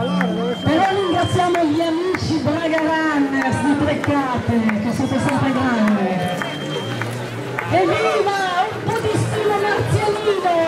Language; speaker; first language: Italian; native; Italian